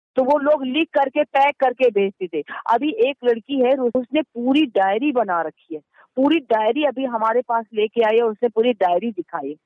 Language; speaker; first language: Hindi; native; Hindi